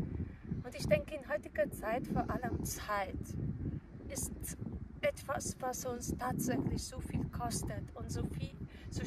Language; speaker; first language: German; non-native, fluent; Polish